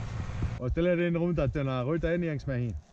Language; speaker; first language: German; native; German